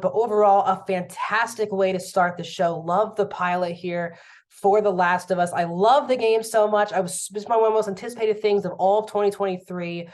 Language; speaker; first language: English; native; English